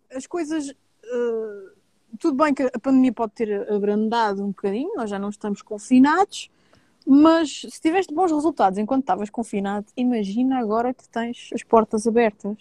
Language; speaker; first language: Portuguese; native; Portuguese